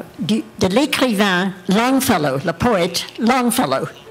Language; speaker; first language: French; non-native, learner; English